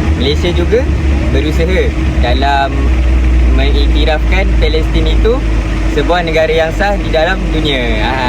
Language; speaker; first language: Malay; native; Malay